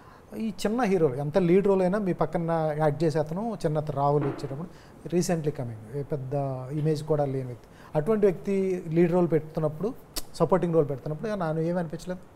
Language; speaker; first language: Telugu; native; Telugu